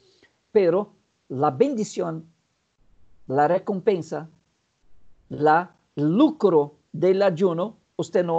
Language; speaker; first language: Spanish; non-native, fluent; Portuguese